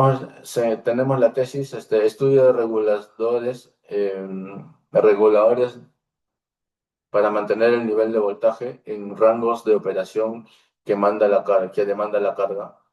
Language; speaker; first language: Spanish; native; Spanish